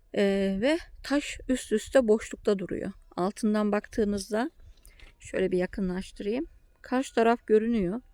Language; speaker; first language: Turkish; native; Turkish